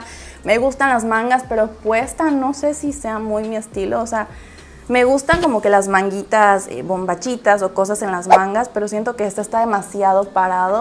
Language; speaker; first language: Spanish; native; Spanish